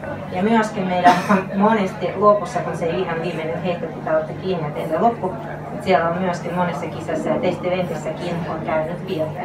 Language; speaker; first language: Finnish; non-native, fluent; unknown